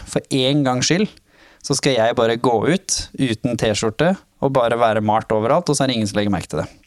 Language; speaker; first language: Norwegian; early bilingual, other home language; Somali